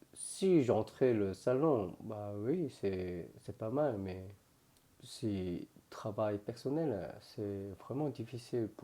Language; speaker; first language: French; non-native, learner; Korean